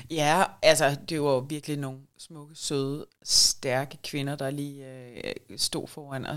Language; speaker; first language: Danish; native; Danish